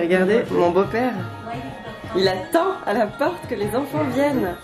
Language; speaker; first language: French; native; French